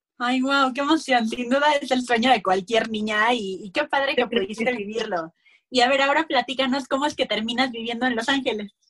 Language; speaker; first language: Spanish; native; Spanish